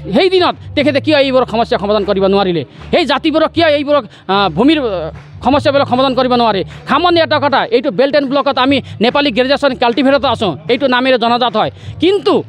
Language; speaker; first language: Assamese; non-native, local second language; Nepali